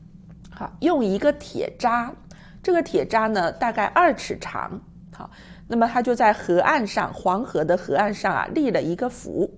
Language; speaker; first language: Chinese; native; Chinese